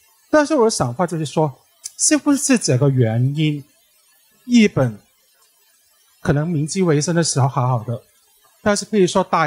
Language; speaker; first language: Chinese; native; Chinese